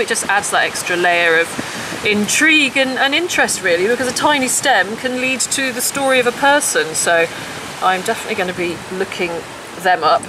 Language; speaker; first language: English; native; English